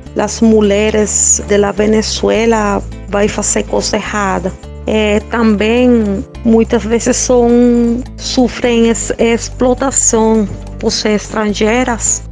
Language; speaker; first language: Portuguese; non-native, learner; Spanish